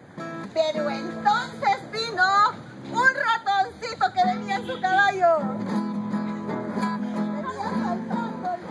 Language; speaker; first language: Spanish; native; Spanish